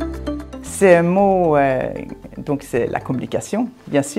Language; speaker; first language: French; non-native, fluent; Swedish